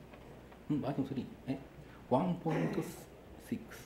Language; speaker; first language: English; non-native, learner; Japanese